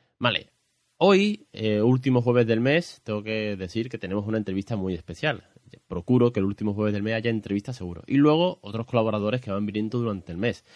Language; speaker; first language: Spanish; native; Spanish